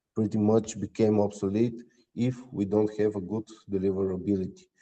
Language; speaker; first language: English; non-native, fluent; Bulgarian